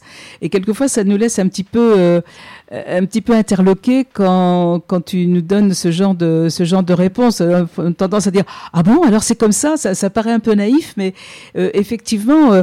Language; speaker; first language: French; native; French